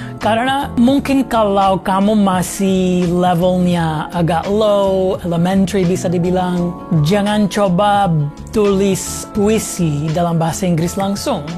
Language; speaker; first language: Indonesian; non-native, fluent; English